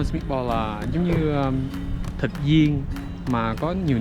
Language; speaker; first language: Vietnamese; early bilingual, heritage; Vietnamese